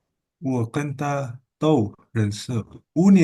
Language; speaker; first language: Chinese; non-native, learner; Indonesian